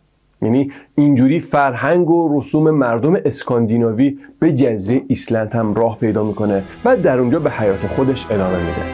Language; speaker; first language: Persian; native; Persian